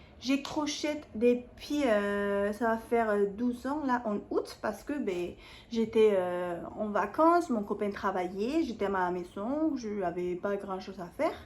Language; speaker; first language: French; non-native, fluent; Spanish